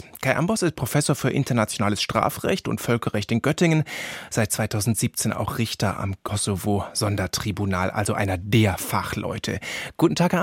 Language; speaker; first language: German; native; German